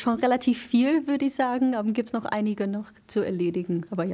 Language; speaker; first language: German; non-native, fluent; English